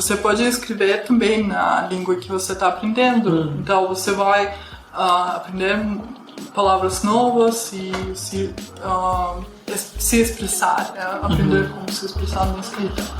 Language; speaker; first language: Portuguese; non-native, fluent; Russian